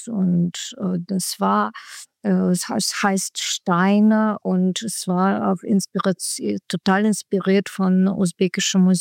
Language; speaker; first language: German; non-native, learner; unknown